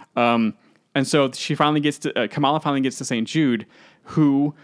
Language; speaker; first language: English; native; English